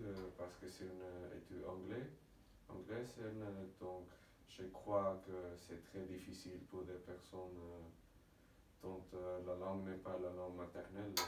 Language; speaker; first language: French; non-native, learner; Dutch